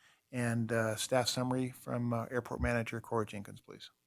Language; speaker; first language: English; native; English